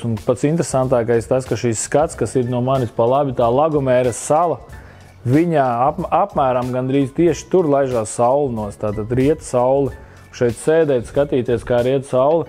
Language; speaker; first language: Latvian; native; Latvian